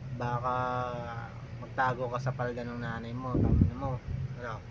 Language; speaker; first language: Filipino; non-native, local second language; Waray